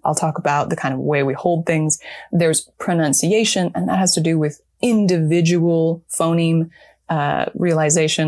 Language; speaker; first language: English; native; English